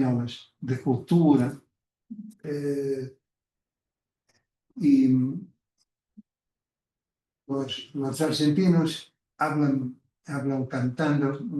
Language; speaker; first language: Spanish; non-native, fluent; Portuguese